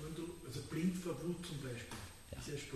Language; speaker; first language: German; native; German